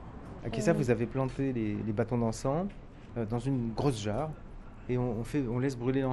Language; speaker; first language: French; native; French